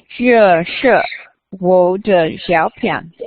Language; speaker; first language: Chinese; non-native, learner; English